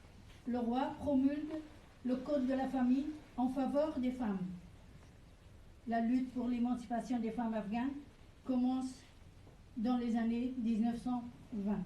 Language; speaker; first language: French; non-native, fluent; Persian